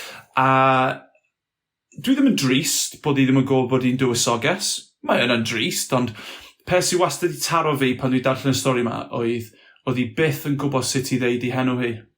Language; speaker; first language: Welsh; non-native, local second language; English